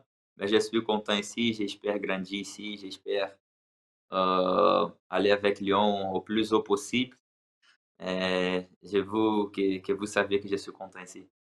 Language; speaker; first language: French; non-native, learner; Portuguese